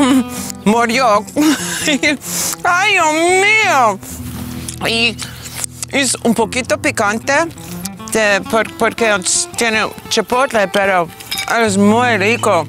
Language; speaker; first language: Spanish; non-native, learner; English